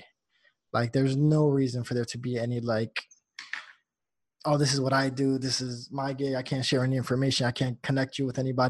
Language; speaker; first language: English; native; English